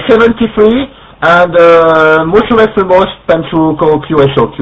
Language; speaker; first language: Romanian; non-native, learner; French